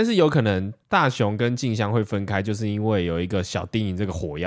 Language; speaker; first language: Chinese; native; Chinese